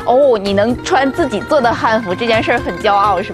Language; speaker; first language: Chinese; native; Chinese